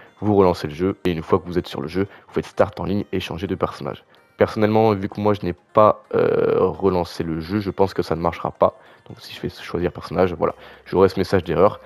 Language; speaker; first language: French; native; French